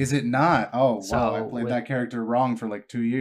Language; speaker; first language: English; native; English